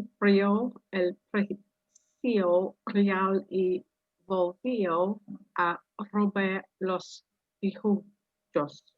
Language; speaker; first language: Spanish; non-native, learner; English